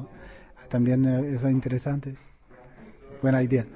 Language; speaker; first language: Spanish; non-native, learner; Persian